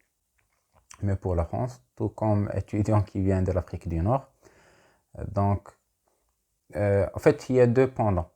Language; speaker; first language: French; non-native, local second language; Arabic